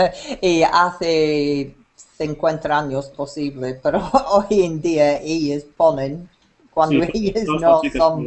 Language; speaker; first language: Spanish; non-native, learner; English